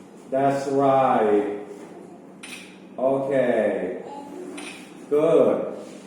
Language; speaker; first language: English; non-native, fluent; Thai